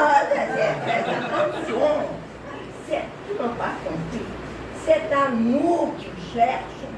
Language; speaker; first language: French; non-native, learner; Portuguese